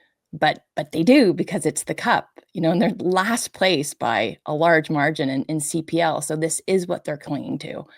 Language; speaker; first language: English; native; English